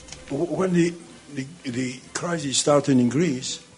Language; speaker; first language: English; non-native, fluent; Greek